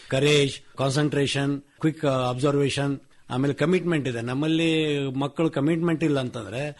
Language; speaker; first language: Kannada; native; Kannada